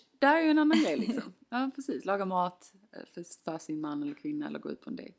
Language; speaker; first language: Swedish; native; Swedish